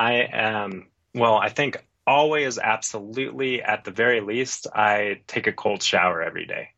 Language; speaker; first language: English; native; English